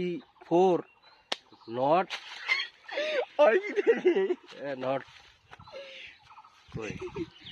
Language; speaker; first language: English; non-native, learner; Bangla